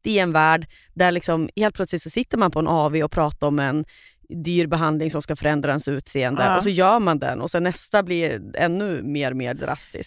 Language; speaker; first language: Swedish; native; Swedish